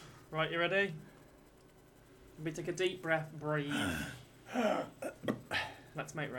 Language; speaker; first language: English; native; English